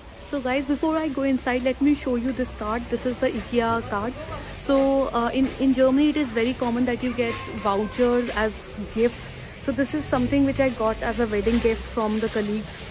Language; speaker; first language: English; non-native, local second language; Hindi